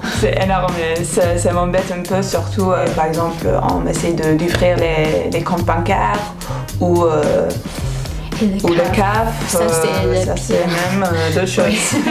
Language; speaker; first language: French; non-native, fluent; English